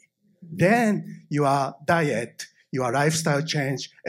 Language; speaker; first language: English; non-native, fluent; Japanese